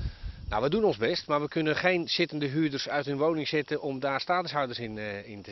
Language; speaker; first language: Dutch; native; Dutch